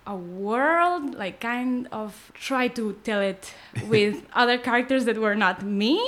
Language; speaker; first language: English; non-native, fluent; Spanish